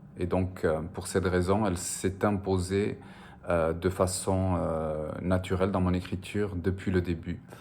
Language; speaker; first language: French; early bilingual, other home language; Spanish